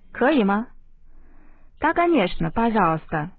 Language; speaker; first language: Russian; non-native, fluent; Chinese